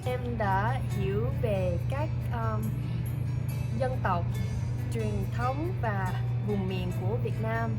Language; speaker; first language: Vietnamese; early bilingual, heritage; English